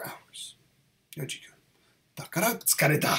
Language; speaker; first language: Japanese; non-native, learner; English